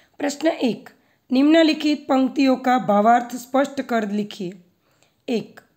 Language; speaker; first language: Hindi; non-native, local second language; Gujarati